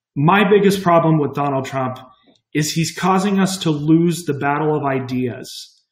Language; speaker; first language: English; native; English